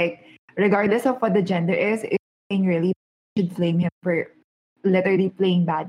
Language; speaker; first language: English; non-native, local second language; Filipino